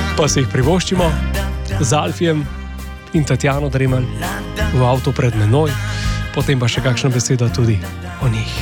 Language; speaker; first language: Slovenian; native; Slovenian